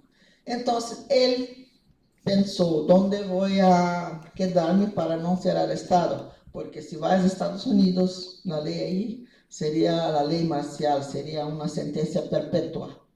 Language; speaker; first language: Spanish; non-native, fluent; Portuguese